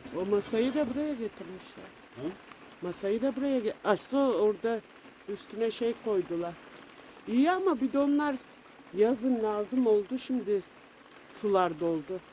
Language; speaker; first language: Turkish; early bilingual, other home language; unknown